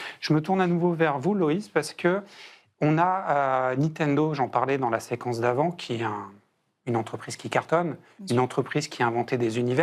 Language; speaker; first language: French; native; French